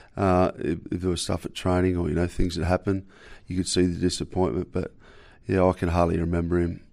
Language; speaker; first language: English; native; English